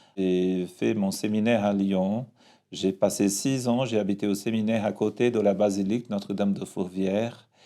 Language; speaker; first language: French; non-native, fluent; Portuguese